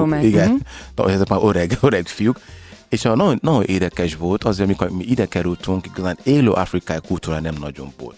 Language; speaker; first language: Hungarian; non-native, learner; Yoruba